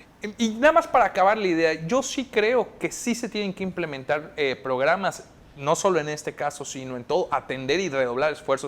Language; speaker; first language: Spanish; native; Spanish